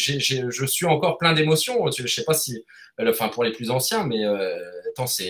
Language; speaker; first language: French; native; French